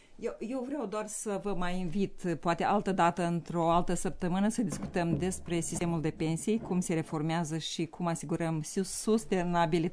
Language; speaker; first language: Romanian; native; Romanian